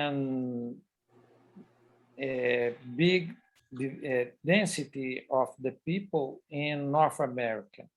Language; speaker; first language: English; non-native, learner; Portuguese